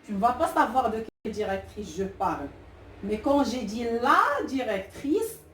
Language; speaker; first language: French; non-native, local second language; Arabic